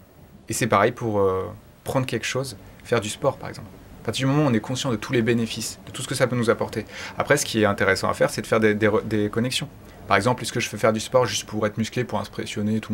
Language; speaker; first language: French; native; French